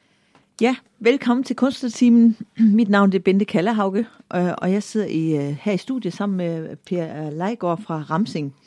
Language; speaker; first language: Danish; native; Danish